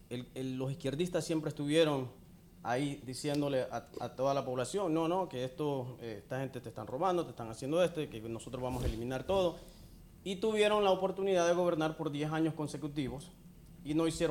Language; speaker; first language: Spanish; native; Spanish